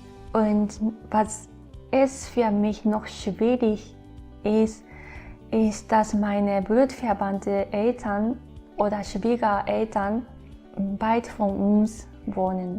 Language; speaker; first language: German; non-native, fluent; Japanese